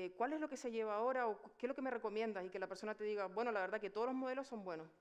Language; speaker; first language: Spanish; native; Spanish